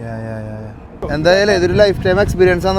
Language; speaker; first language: Malayalam; native; Malayalam